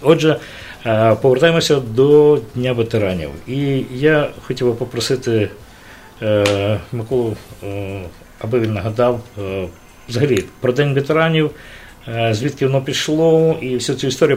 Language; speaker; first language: Ukrainian; native; Ukrainian